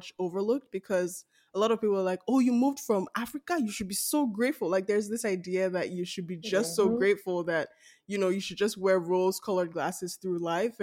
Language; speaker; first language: English; non-native, local second language; Yoruba